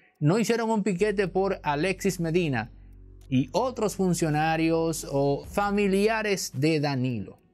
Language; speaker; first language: Spanish; native; Spanish